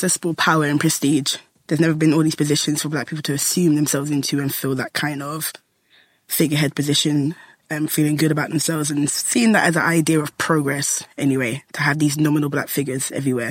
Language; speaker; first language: English; native; English